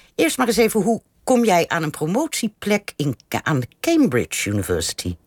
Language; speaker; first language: Dutch; native; Dutch